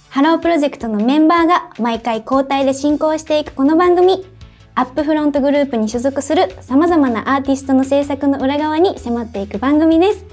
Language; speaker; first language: Japanese; native; Japanese